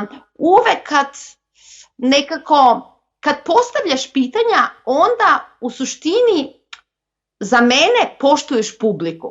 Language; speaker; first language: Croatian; non-native, local second language; Macedonian